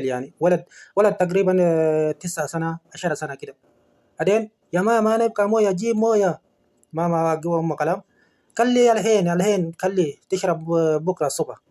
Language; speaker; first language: Arabic; non-native, learner; Oromo